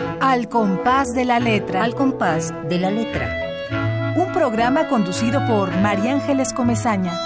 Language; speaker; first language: Spanish; native; Spanish